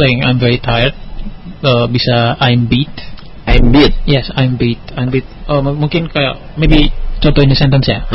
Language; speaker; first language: English; non-native, learner; Indonesian